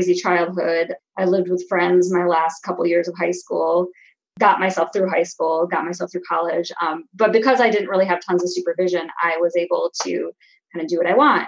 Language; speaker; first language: English; native; English